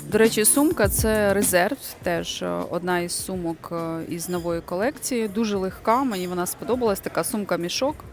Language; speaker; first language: Ukrainian; non-native, local second language; Russian